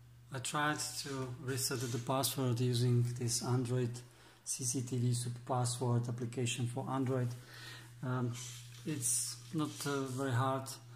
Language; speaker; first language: English; non-native, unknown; Czech